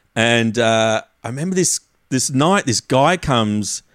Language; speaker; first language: English; native; English